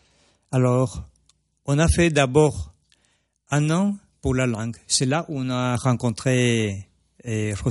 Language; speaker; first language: French; non-native, fluent; Spanish